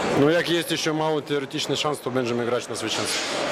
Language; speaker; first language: Polish; non-native, learner; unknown